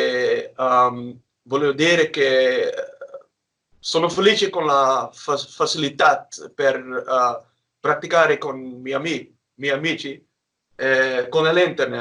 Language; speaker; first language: Italian; non-native, learner; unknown